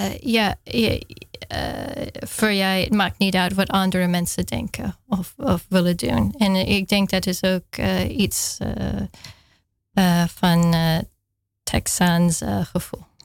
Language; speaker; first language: Dutch; non-native, fluent; English